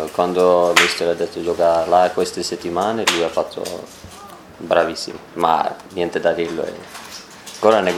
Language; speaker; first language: Italian; non-native, learner; Swedish